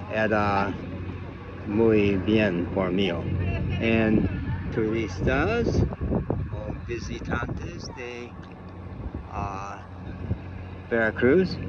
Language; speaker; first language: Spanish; non-native, learner; English